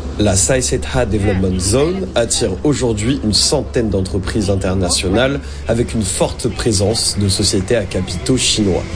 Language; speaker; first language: French; native; French